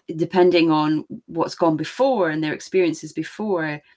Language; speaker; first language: English; native; English